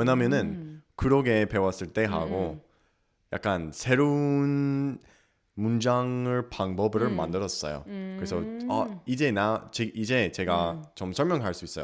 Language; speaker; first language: Korean; non-native, learner; English